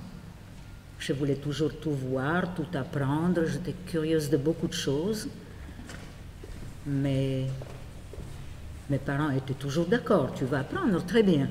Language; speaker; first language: French; non-native, fluent; Polish